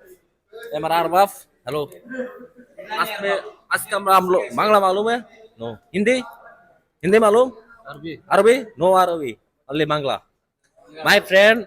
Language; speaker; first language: Hindi; non-native, learner; Bangla